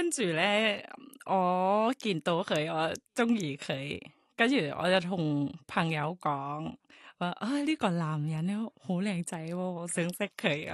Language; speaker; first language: Cantonese; non-native, learner; Thai